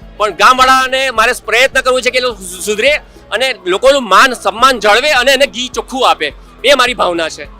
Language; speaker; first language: Gujarati; native; Gujarati